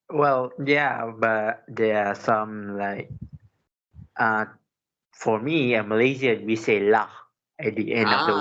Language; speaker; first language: English; non-native, local second language; Malay